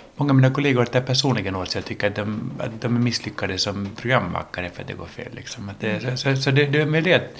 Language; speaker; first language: Swedish; early bilingual, other home language; English